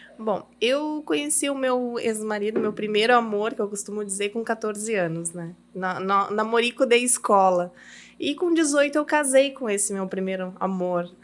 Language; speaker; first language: Portuguese; early bilingual, heritage; Portuguese